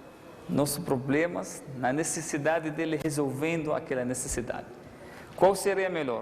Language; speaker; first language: Portuguese; non-native, fluent; Arabic